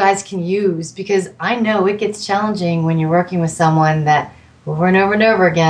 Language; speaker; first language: English; native; English